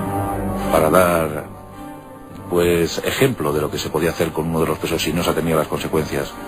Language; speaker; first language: Spanish; native; Spanish